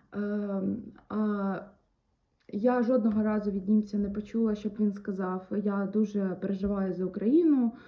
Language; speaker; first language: Ukrainian; native; Ukrainian